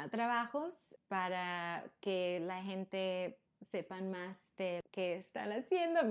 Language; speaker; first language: Spanish; early bilingual, heritage; Spanish